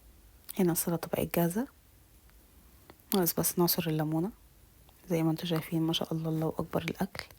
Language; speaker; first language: Arabic; native; Arabic